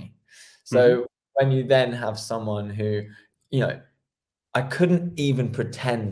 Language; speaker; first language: English; native; English